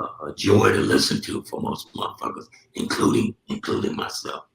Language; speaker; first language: English; native; English